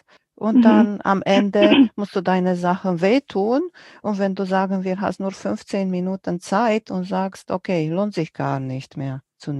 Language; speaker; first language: German; non-native, fluent; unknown